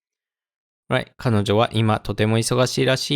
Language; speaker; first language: Japanese; non-native, fluent; English